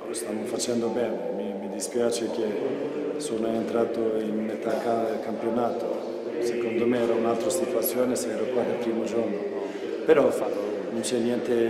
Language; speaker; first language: Italian; non-native, fluent; Swedish